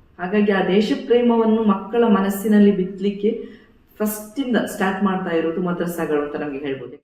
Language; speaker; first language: Kannada; non-native, local second language; Badaga